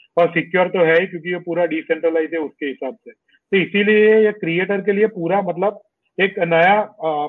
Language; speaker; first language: Hindi; non-native, local second language; Gujarati